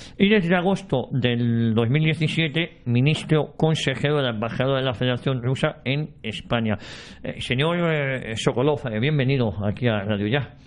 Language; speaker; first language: Spanish; native; Spanish